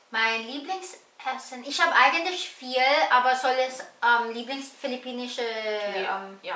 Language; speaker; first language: German; non-native, learner; Filipino